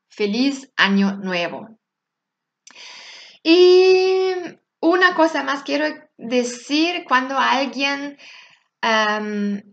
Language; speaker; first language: Spanish; non-native, fluent; German